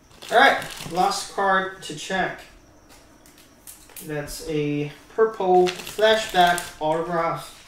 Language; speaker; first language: English; non-native, fluent; Chinese